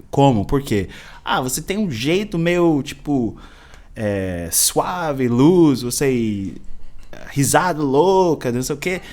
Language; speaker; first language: Portuguese; non-native, fluent; English